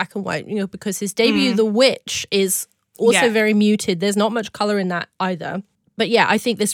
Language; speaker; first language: English; native; English